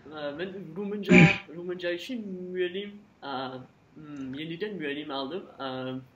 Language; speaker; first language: Azerbaijani; non-native, learner; French